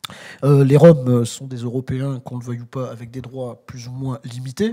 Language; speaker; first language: French; native; French